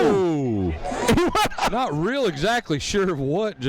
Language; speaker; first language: English; native; English